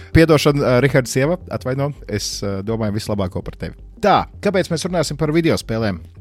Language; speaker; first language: Latvian; native; Latvian